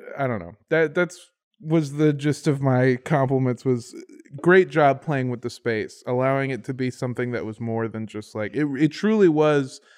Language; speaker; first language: English; native; English